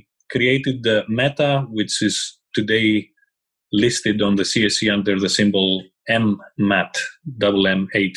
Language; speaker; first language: English; non-native, fluent; Greek